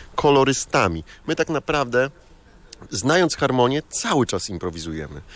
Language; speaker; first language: Polish; non-native, fluent; Portuguese